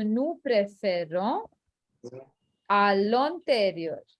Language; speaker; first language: French; non-native, fluent; Hindi